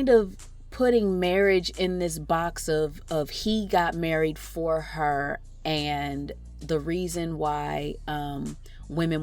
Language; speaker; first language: English; native; English